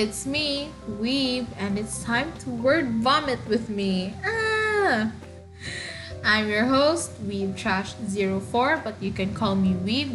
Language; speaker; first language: English; non-native, local second language; Waray